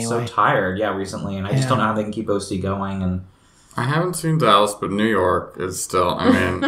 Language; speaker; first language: English; native; English